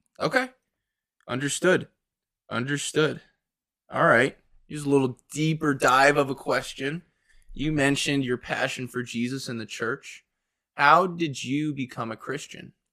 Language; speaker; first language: English; native; English